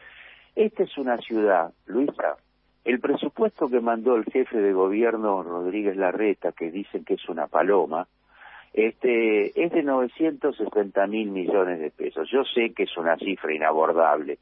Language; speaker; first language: Spanish; native; Spanish